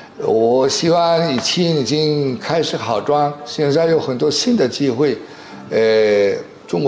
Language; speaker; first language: Chinese; non-native, fluent; Spanish